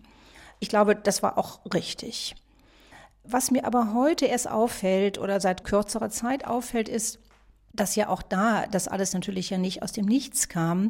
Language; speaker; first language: German; native; German